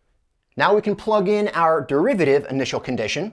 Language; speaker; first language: English; native; English